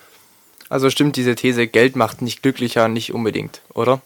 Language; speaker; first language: German; native; German